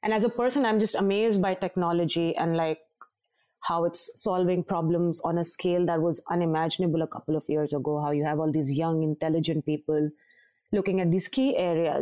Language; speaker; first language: English; non-native, local second language; Urdu